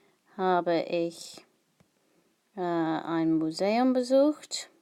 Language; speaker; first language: German; non-native, fluent; English